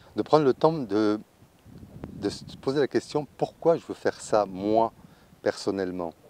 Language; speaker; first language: French; native; French